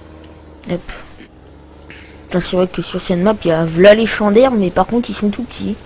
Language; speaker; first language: French; native; French